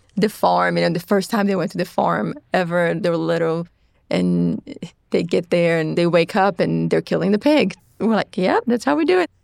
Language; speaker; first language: English; non-native, fluent; Portuguese